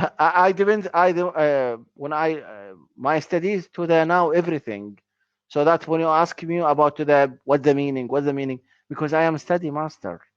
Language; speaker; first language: English; non-native, learner; Arabic